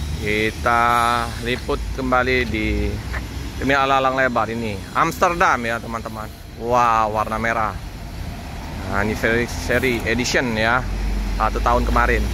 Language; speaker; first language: Indonesian; native; Indonesian